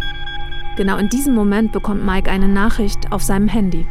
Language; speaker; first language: German; native; German